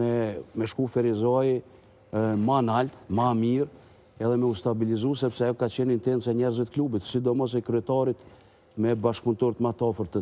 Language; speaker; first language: Albanian; native; Albanian